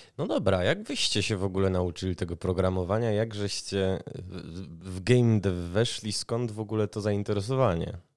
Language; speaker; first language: Polish; native; Polish